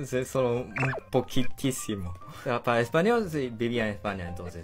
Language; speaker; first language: Spanish; non-native, fluent; Japanese